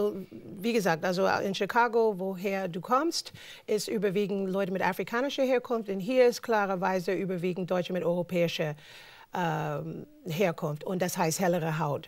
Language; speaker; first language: German; non-native, learner; English